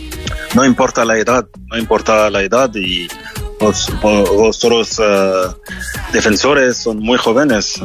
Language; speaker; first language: Spanish; non-native, fluent; French